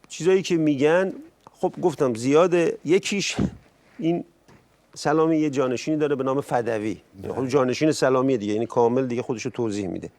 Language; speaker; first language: Persian; native; Persian